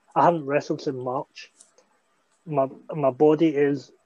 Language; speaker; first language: English; native; English